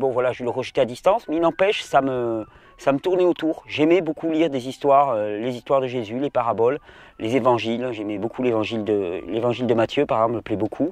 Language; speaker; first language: French; native; French